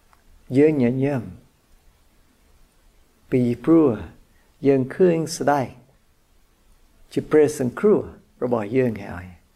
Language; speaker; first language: Khmer; non-native, fluent; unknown